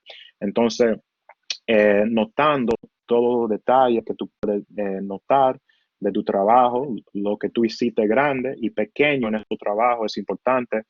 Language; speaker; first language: Spanish; early bilingual, heritage; Spanish